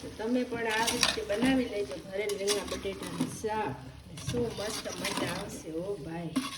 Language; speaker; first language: Gujarati; native; Gujarati